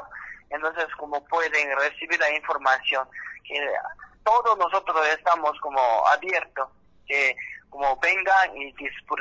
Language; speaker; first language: Spanish; non-native, learner; Korean